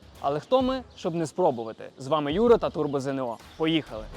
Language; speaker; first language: Ukrainian; native; Ukrainian